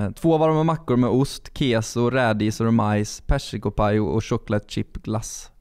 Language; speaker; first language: Swedish; native; Swedish